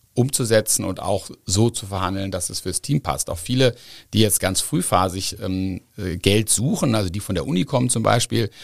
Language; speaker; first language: German; native; German